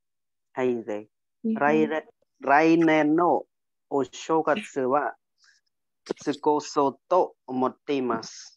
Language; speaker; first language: Japanese; non-native, learner; Khmer